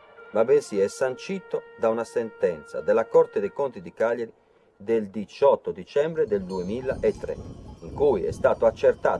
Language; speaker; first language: Italian; native; Italian